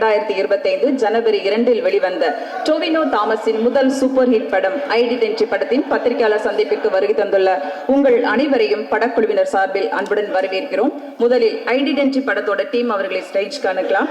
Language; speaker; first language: Tamil; native; Tamil